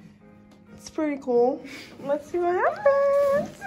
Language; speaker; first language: English; non-native, fluent; Italian